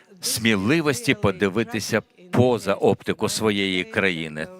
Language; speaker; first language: Ukrainian; non-native, fluent; Latvian